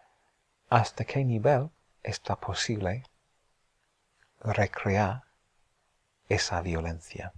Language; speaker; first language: Spanish; non-native, fluent; English